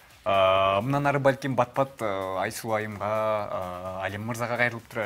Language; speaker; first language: Kyrgyz; native; Kyrgyz